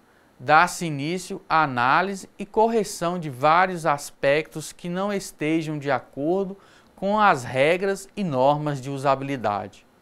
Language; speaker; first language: Portuguese; native; Portuguese